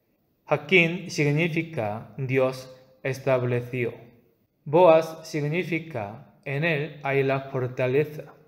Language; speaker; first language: Spanish; non-native, fluent; Korean